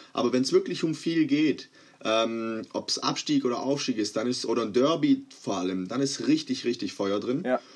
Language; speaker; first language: German; early bilingual, other home language; Croatian